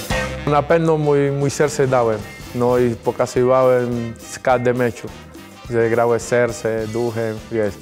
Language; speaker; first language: Polish; non-native, fluent; Spanish